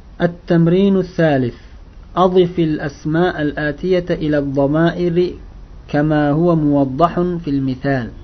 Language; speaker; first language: Arabic; non-native, fluent; Uzbek